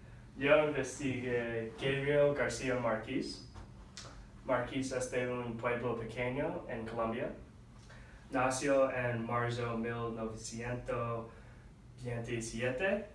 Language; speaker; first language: Spanish; non-native, learner; English